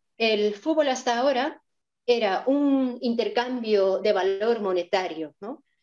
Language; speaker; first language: Spanish; non-native, fluent; Japanese